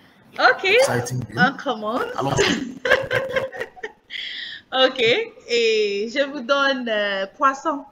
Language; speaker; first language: French; non-native, fluent; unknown